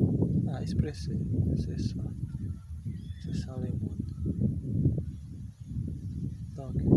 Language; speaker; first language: French; non-native, learner; Portuguese